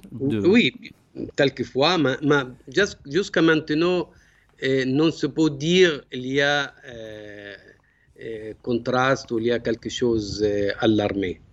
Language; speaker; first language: French; non-native, learner; Arabic